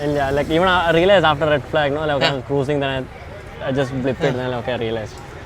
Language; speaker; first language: English; non-native, local second language; Malayalam